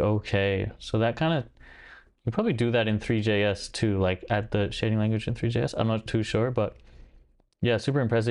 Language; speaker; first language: English; native; English